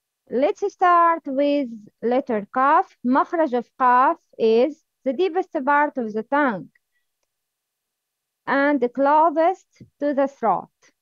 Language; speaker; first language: English; non-native, learner; Arabic